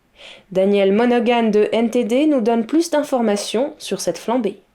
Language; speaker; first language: French; native; French